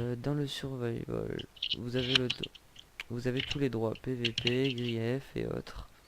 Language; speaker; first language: French; native; French